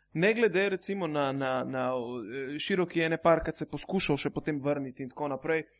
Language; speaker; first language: Slovenian; native; Slovenian